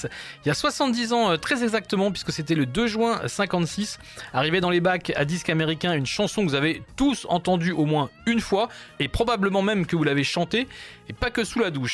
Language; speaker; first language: French; native; French